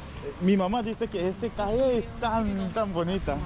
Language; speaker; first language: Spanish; non-native, learner; Korean